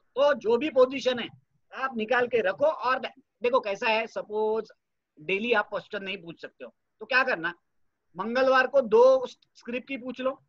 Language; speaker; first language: Hindi; non-native, local second language; Marathi